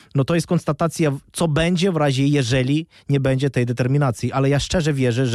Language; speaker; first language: Polish; non-native, fluent; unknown